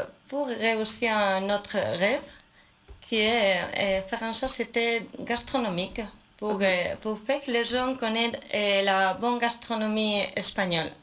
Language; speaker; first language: French; non-native, fluent; Spanish